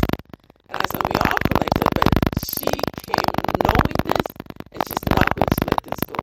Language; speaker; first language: English; non-native, local second language; Ewe